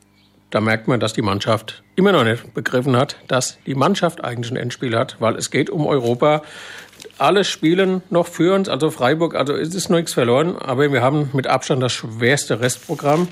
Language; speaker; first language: German; native; German